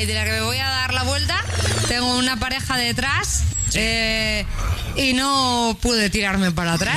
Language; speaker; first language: Spanish; native; Spanish